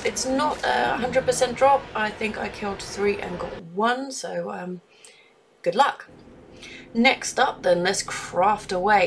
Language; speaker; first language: English; native; English